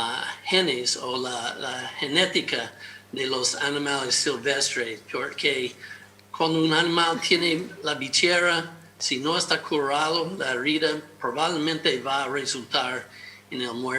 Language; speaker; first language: Spanish; non-native, fluent; English